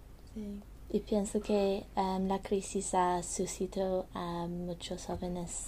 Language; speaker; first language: Spanish; non-native, learner; English